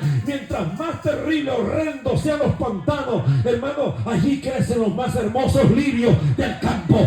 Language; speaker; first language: Spanish; native; Spanish